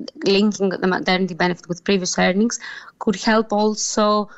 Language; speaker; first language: English; native; English